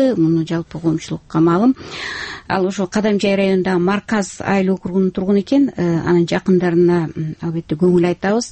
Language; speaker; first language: Kyrgyz; native; Kyrgyz